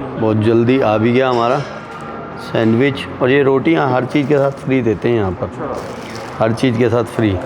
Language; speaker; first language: Hindi; native; Hindi